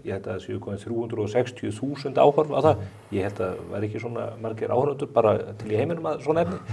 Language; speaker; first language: Icelandic; native; Icelandic